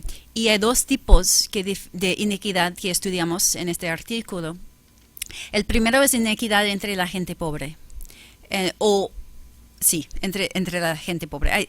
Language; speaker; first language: Spanish; non-native, fluent; English